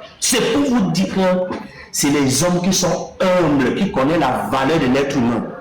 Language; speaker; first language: French; non-native, local second language; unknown